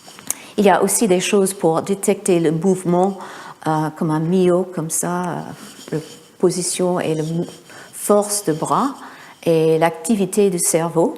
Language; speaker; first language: French; non-native, fluent; English